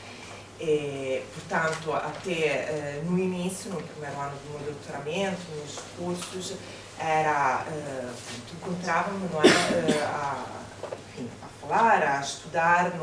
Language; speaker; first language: Portuguese; non-native, fluent; Italian